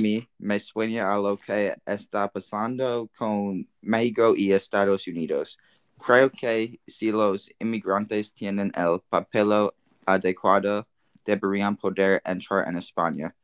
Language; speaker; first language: Spanish; non-native, learner; English